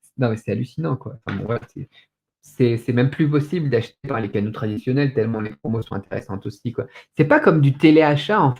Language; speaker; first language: French; native; French